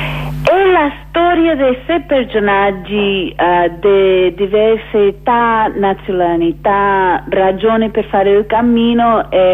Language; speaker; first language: Italian; non-native, fluent; English